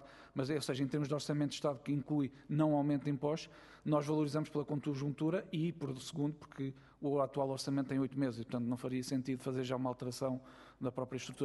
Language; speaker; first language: Portuguese; native; Portuguese